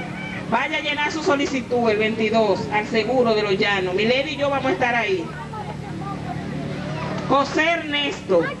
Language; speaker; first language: Spanish; native; Spanish